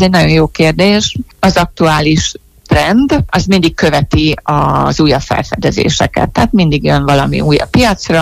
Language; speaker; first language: Hungarian; native; Hungarian